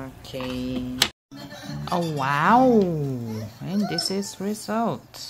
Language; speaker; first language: English; non-native, local second language; Bulgarian